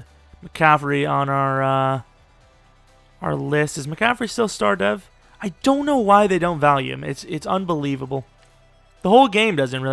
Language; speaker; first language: English; native; English